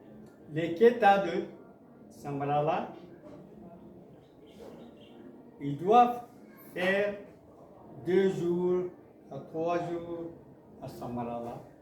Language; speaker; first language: French; non-native, local second language; Mandingo